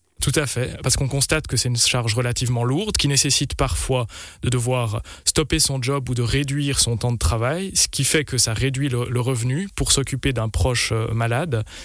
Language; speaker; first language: French; native; French